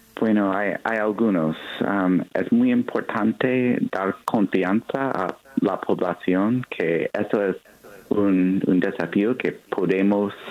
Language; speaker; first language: Spanish; non-native, fluent; English